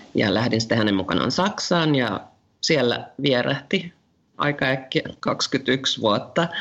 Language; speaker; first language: Finnish; native; Finnish